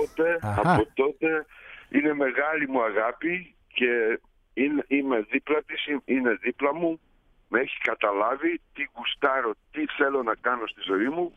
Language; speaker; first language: Greek; early bilingual, heritage; Greek